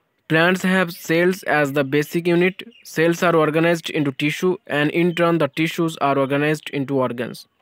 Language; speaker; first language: English; non-native, local second language; Bangla